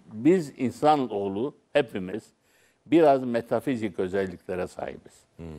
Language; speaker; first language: Turkish; non-native, local second language; Arabic